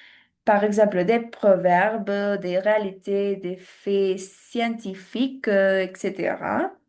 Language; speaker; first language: French; non-native, learner; Spanish